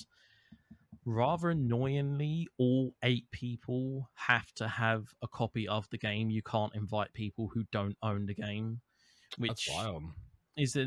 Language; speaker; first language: English; native; English